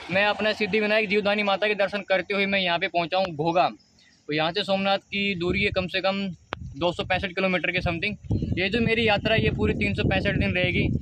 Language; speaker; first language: Hindi; native; Hindi